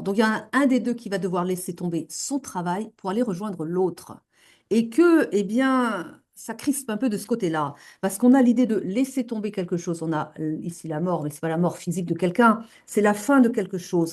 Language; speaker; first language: French; native; French